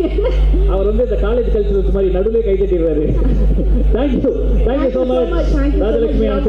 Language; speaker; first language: Tamil; native; Tamil